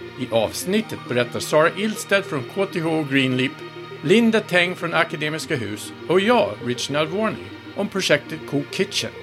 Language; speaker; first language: Swedish; non-native, fluent; English